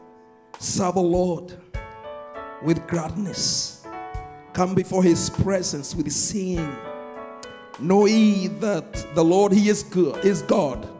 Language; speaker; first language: English; non-native, local second language; Swahili